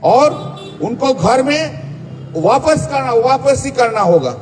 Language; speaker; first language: Hindi; non-native, local second language; Bangla